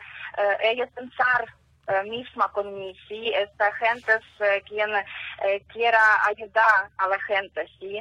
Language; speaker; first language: Spanish; non-native, learner; Ukrainian